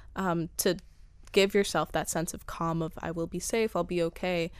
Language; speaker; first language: English; early bilingual, other home language; Spanish